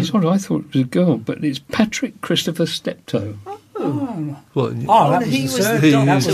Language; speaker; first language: English; native; English